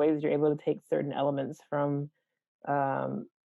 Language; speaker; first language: English; native; English